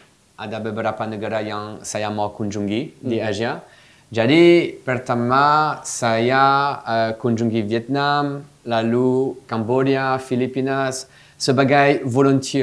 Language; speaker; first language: Indonesian; non-native, fluent; French